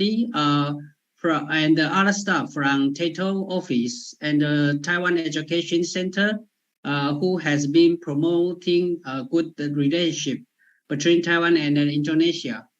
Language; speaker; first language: English; non-native, fluent; Chinese